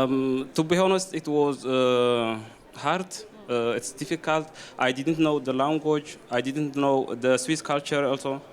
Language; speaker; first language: English; non-native, learner; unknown